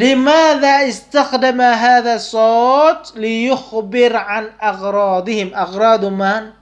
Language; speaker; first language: Arabic; non-native, fluent; Indonesian